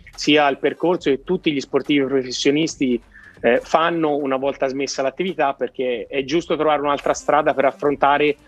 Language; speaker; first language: Italian; native; Italian